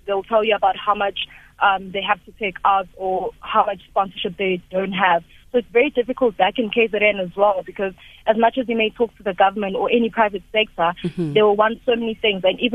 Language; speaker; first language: English; non-native, local second language; Zulu